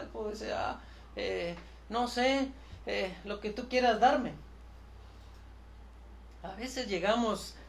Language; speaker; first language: Spanish; native; Spanish